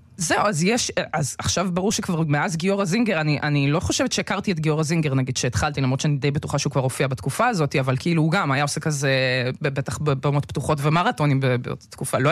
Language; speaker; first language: Hebrew; early bilingual, other home language; Russian